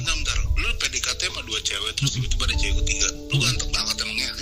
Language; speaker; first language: Indonesian; native; Indonesian